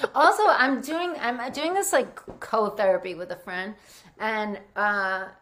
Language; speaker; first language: English; native; English